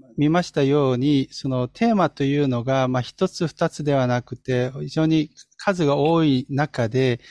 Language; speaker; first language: Japanese; non-native, fluent; Korean